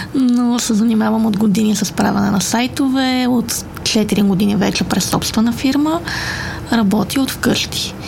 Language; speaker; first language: Bulgarian; native; Bulgarian